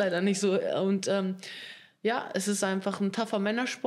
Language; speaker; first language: German; early bilingual, other home language; Russian